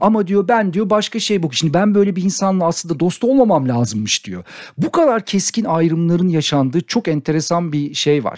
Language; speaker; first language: Turkish; native; Turkish